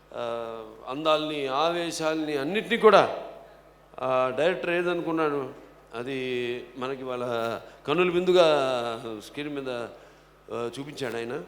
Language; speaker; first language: Telugu; native; Telugu